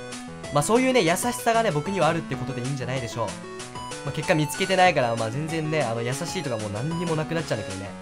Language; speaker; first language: Japanese; native; Japanese